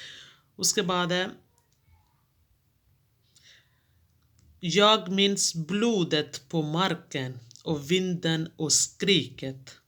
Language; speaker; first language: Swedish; non-native, fluent; Urdu